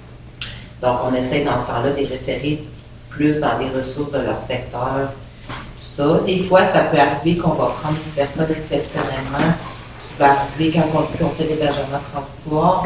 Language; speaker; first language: French; native; French